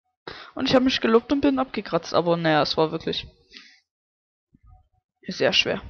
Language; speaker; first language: German; native; German